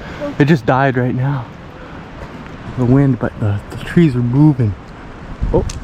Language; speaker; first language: English; native; English